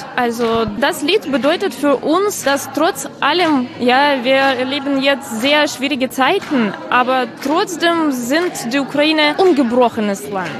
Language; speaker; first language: German; non-native, learner; Ukrainian